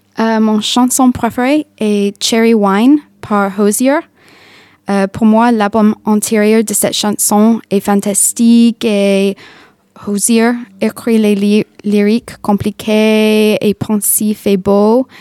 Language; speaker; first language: French; non-native, fluent; English